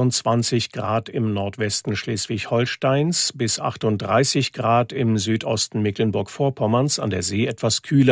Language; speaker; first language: German; native; German